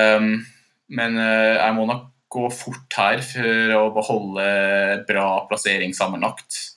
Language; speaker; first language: Norwegian; non-native, fluent; English